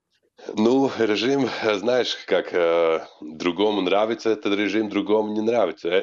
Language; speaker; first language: Russian; non-native, local second language; Latvian